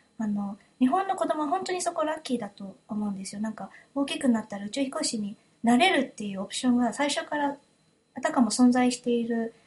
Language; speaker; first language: Japanese; early bilingual, heritage; Japanese